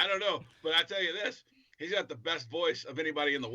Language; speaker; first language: English; native; English